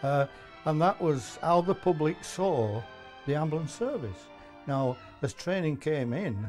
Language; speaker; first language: English; native; English